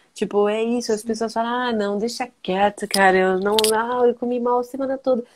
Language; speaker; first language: Portuguese; non-native, fluent; French